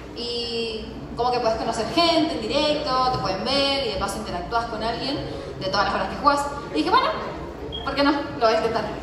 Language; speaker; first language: Spanish; non-native, fluent; French